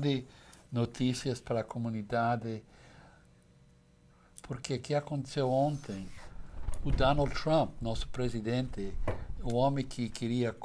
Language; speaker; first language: Portuguese; non-native, fluent; English